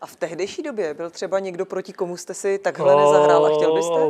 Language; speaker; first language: Czech; native; Czech